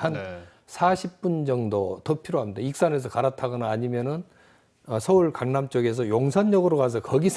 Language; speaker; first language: Korean; native; Korean